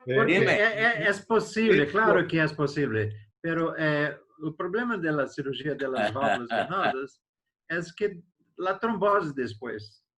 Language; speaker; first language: Spanish; non-native, learner; Portuguese